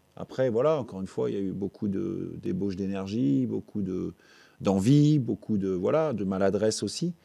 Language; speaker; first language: French; native; French